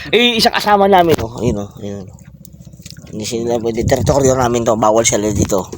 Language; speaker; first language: Filipino; non-native, local second language; Bikol